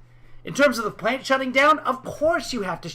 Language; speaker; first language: English; native; English